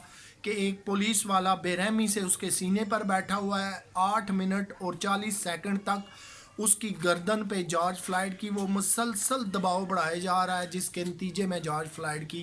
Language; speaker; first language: Urdu; native; Urdu